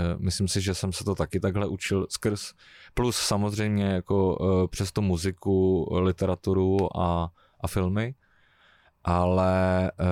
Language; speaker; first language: Czech; native; Czech